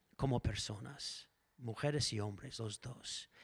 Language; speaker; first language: Spanish; non-native, fluent; English